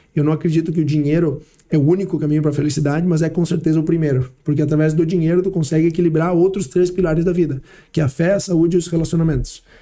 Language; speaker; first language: Portuguese; early bilingual, heritage; Portuguese